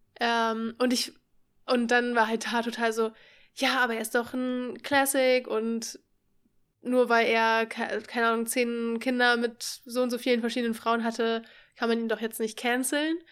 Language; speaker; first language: German; native; German